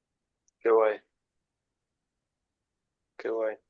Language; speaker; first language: Spanish; non-native, learner; English